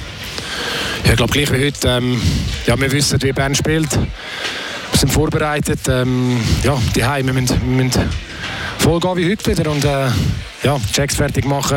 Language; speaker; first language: German; native; German